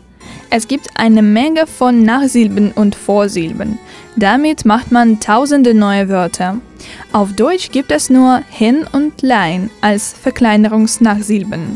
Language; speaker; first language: German; non-native, fluent; Russian